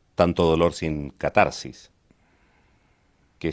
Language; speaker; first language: Spanish; native; Spanish